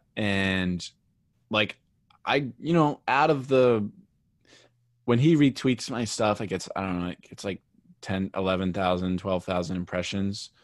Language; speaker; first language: English; native; English